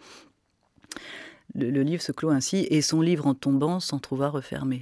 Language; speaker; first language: French; native; French